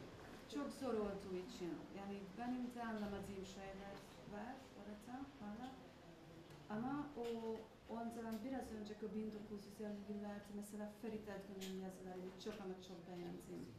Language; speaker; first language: Turkish; non-native, fluent; Hungarian